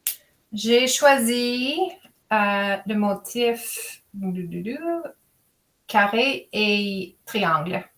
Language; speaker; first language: French; non-native, fluent; English